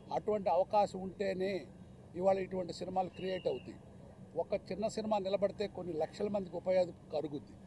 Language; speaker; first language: Telugu; native; Telugu